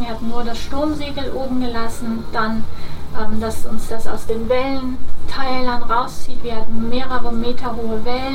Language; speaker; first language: German; native; German